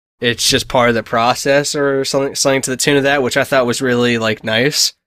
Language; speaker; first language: English; native; English